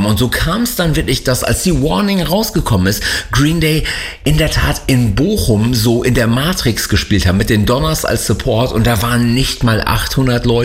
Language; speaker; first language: German; native; German